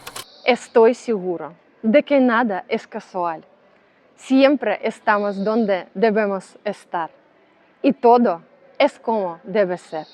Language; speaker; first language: Spanish; non-native, learner; Russian